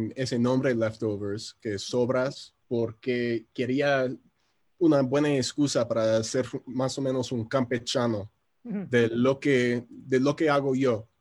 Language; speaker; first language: Spanish; non-native, fluent; English